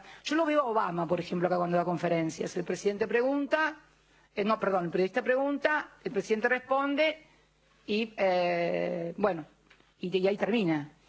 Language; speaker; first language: Spanish; native; Spanish